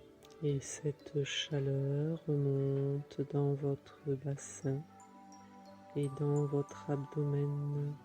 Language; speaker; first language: French; native; French